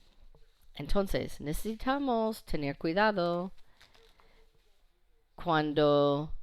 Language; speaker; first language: Spanish; non-native, fluent; English